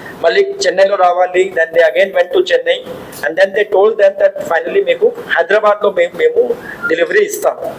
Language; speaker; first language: English; non-native, local second language; Telugu